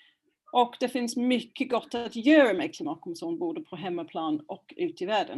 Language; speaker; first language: Swedish; non-native, fluent; English